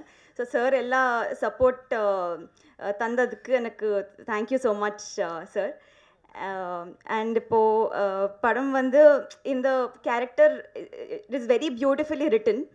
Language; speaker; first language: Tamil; non-native, learner; Telugu